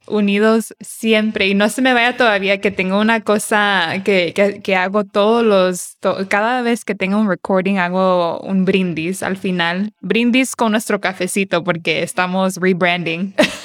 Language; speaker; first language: Spanish; early bilingual, heritage; Spanish